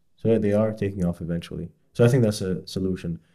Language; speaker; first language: English; non-native, fluent; Arabic